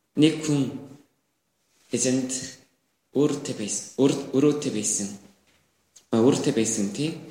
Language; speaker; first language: Mongolian; non-native, learner; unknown